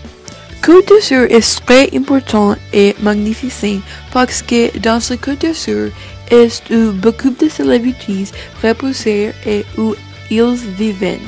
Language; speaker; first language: French; non-native, learner; English